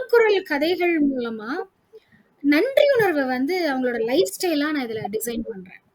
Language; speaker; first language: Tamil; non-native, local second language; Hindi